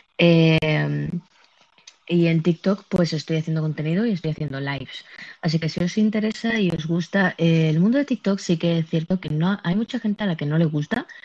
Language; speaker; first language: Spanish; native; Spanish